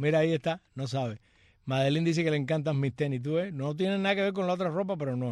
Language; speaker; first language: Spanish; native; Spanish